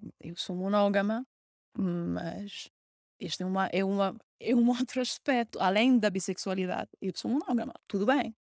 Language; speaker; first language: Portuguese; non-native, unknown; Italian